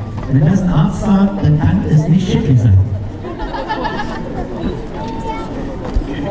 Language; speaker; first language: German; native; German